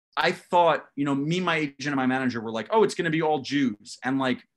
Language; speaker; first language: English; native; English